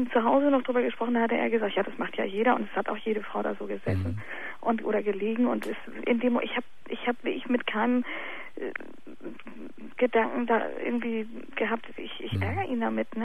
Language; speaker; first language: German; native; German